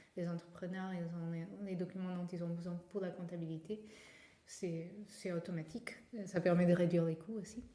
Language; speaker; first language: French; non-native, fluent; Portuguese